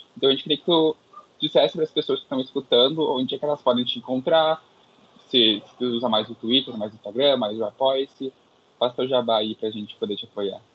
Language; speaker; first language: Portuguese; native; Portuguese